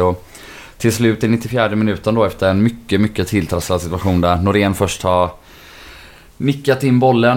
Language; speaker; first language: Swedish; native; Swedish